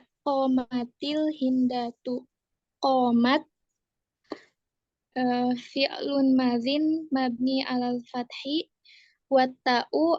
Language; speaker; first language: Arabic; non-native, learner; Indonesian